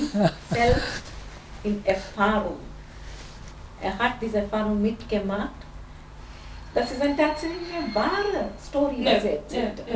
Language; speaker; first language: German; non-native, fluent; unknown